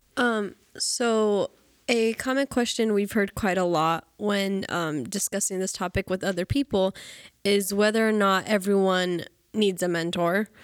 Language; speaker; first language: English; native; English